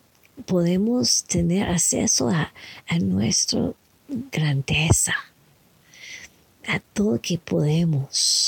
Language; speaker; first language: Spanish; non-native, learner; English